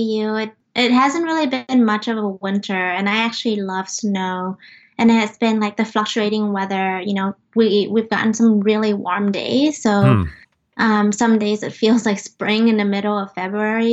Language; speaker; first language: English; non-native, fluent; Vietnamese